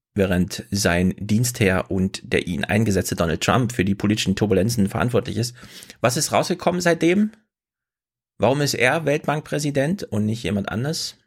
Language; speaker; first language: German; native; German